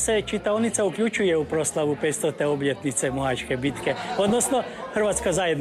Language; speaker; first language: Serbian; early bilingual, heritage; Croatian